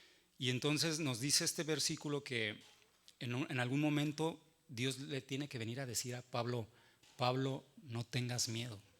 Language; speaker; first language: Spanish; native; Spanish